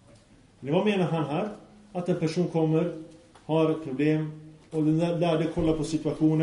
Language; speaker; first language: Swedish; early bilingual, other home language; Arabic